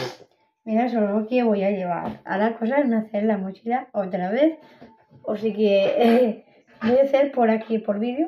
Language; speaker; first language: Spanish; non-native, local second language; Catalan